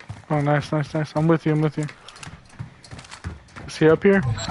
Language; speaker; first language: English; early bilingual, other home language; Spanish